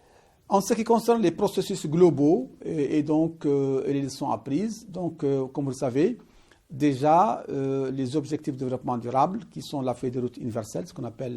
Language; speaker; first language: French; non-native, local second language; Arabic